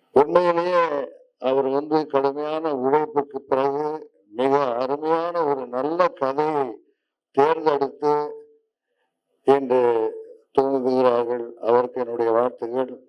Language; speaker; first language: Tamil; native; Tamil